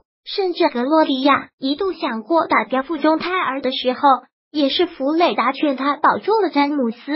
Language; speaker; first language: Chinese; native; Chinese